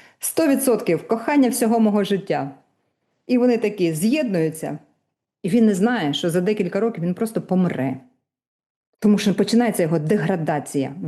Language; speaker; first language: Ukrainian; non-native, local second language; Russian